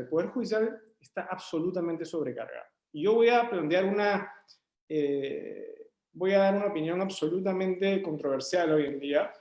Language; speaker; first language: Spanish; native; Spanish